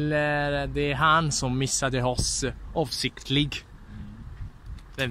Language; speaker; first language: Swedish; non-native, fluent; Italian